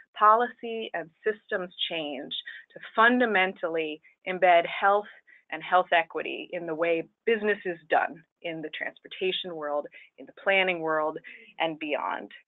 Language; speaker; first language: English; native; English